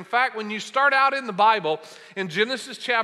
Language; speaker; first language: English; native; English